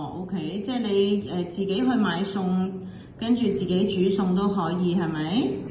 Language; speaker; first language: Chinese; native; Chinese